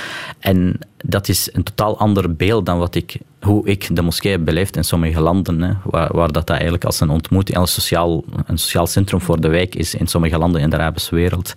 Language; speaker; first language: Dutch; non-native, local second language; Arabic